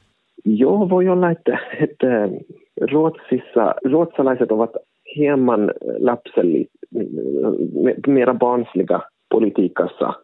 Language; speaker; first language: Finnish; non-native, local second language; Swedish